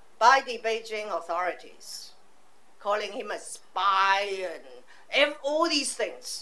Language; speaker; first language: English; non-native, local second language; Cantonese